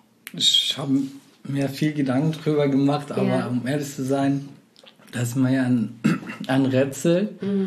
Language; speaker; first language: German; non-native, fluent; Arabic